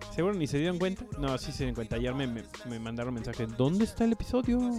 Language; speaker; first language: Spanish; native; Spanish